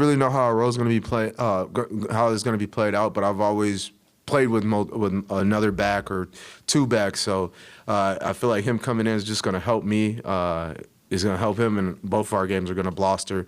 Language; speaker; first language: English; native; English